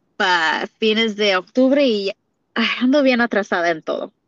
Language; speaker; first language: Spanish; early bilingual, heritage; Spanish